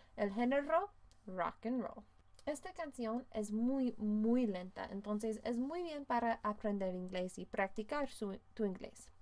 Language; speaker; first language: Spanish; non-native, fluent; English